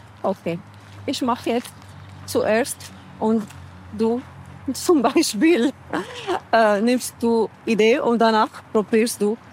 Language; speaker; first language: German; non-native, learner; Arabic